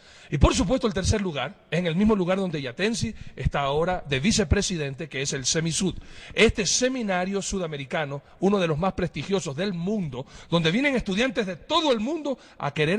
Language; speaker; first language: Spanish; native; Spanish